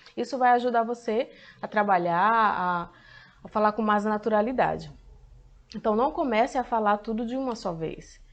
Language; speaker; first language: Portuguese; native; Portuguese